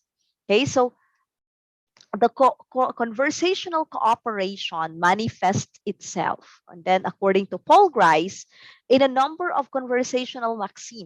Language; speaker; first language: English; non-native, local second language; Cebuano